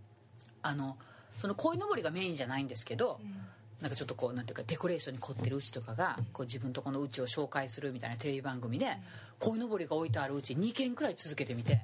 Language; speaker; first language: Japanese; native; Japanese